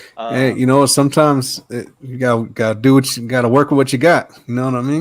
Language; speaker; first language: English; native; English